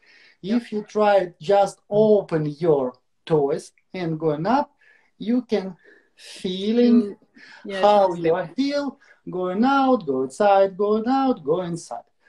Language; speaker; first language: English; non-native, learner; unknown